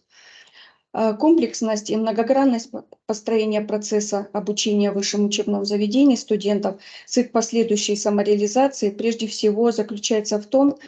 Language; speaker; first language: Russian; native; Russian